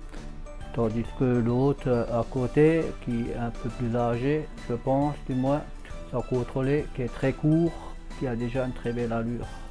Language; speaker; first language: French; native; French